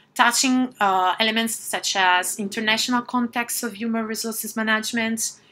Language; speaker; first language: English; non-native, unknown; Italian